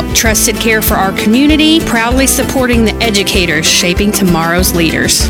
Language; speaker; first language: English; native; English